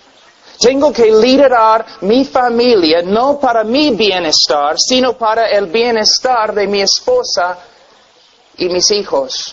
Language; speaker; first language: Spanish; non-native, fluent; English